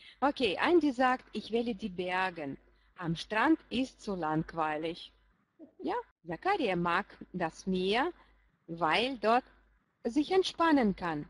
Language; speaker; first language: German; non-native, fluent; Russian